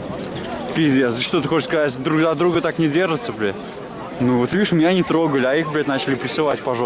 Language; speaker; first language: Russian; native; Russian